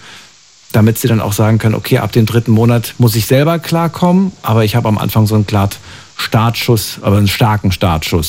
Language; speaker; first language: German; native; German